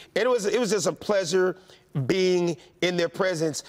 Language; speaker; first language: English; native; English